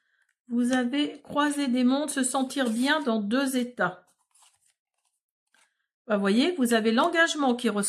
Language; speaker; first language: French; native; French